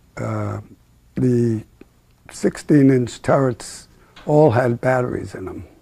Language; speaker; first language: English; native; English